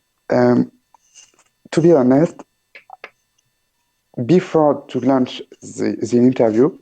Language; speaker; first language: English; non-native, learner; French